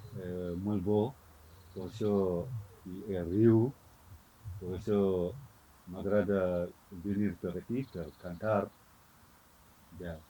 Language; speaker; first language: Catalan; non-native, learner; Fula